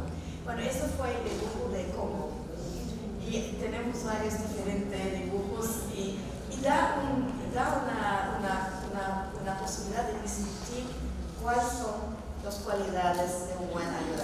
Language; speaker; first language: Spanish; non-native, fluent; Norwegian